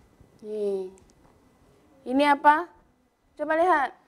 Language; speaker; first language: Indonesian; native; Indonesian